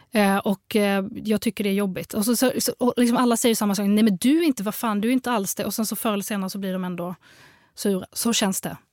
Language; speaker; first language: Swedish; early bilingual, other home language; Arabic